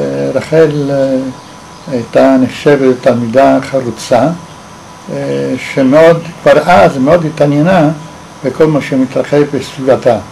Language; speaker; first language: Hebrew; native; Hebrew